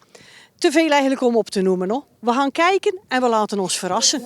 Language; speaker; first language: Dutch; native; Dutch